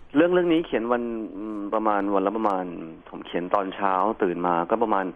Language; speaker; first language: Thai; native; Thai